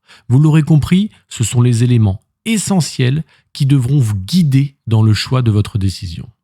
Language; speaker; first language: French; native; French